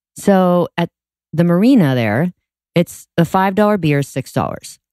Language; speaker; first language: English; native; English